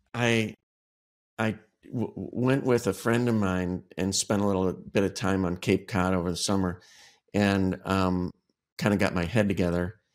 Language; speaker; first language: English; native; English